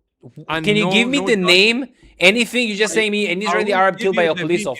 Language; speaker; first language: English; native; English